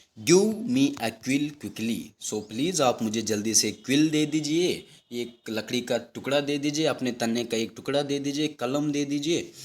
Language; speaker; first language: Hindi; native; Hindi